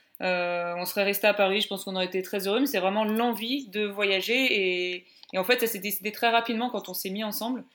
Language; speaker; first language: French; native; French